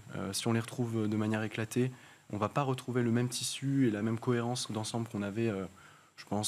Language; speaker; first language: French; native; French